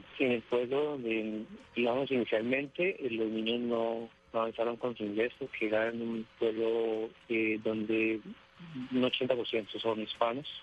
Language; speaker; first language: Spanish; native; Spanish